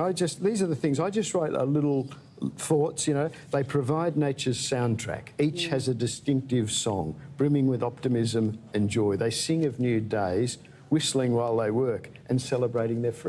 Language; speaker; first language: English; native; English